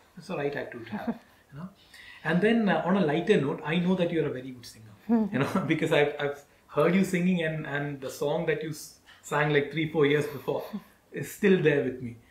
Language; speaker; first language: English; non-native, local second language; Malayalam